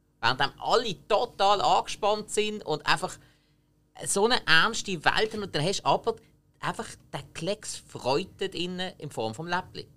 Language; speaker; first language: German; native; German